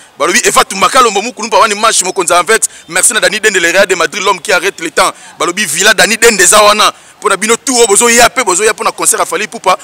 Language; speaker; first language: Lingala; native; Lingala